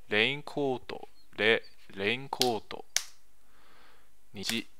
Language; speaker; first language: Japanese; non-native, learner; English